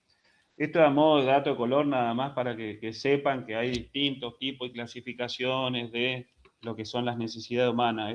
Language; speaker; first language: Spanish; native; Spanish